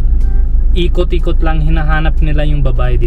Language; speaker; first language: Filipino; non-native, learner; Punjabi